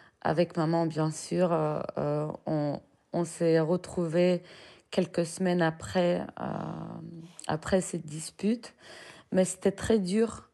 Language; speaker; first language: French; non-native, fluent; Russian